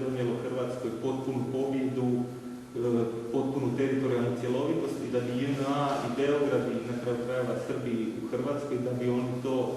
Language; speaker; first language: Croatian; native; Croatian